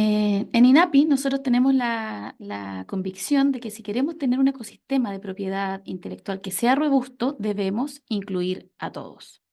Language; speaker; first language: Spanish; native; Spanish